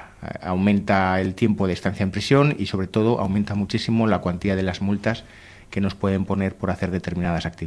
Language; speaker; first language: Spanish; native; Spanish